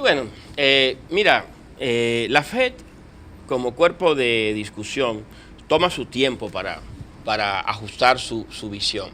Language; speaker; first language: Spanish; native; Spanish